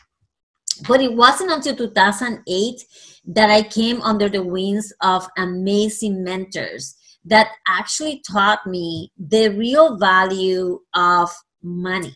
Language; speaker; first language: English; non-native, fluent; Spanish